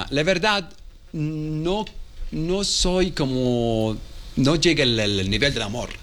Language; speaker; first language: Spanish; non-native, learner; Arabic